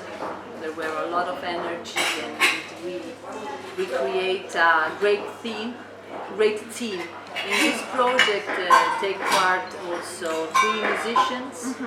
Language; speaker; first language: English; non-native, fluent; Italian